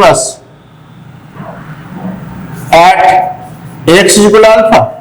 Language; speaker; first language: English; non-native, local second language; Hindi